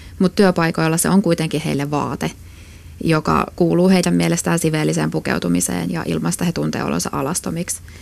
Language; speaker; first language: Finnish; native; Finnish